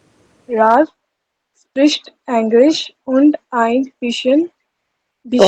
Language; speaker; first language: German; non-native, learner; Hindi